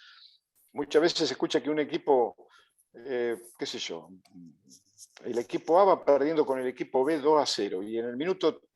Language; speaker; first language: Spanish; native; Spanish